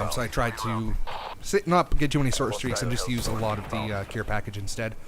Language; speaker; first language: English; native; English